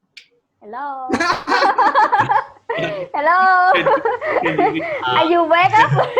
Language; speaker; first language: English; non-native, learner; Thai